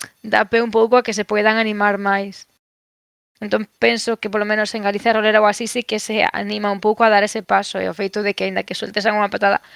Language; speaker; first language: Galician; non-native, local second language; Spanish